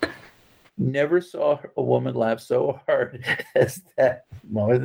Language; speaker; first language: English; native; English